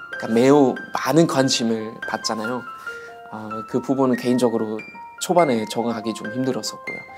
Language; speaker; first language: Korean; non-native, fluent; German